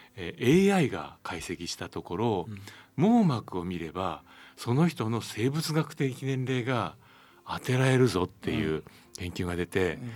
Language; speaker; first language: Japanese; native; Japanese